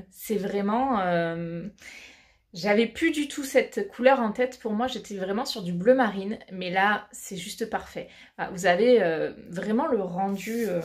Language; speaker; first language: French; native; French